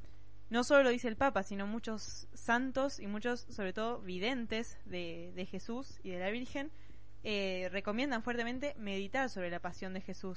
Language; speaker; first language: Spanish; native; Spanish